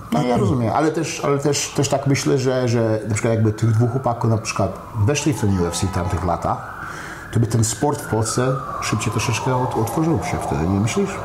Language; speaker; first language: Polish; early bilingual, heritage; Polish